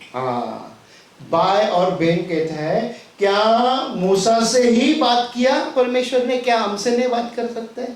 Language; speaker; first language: Hindi; non-native, local second language; Tamil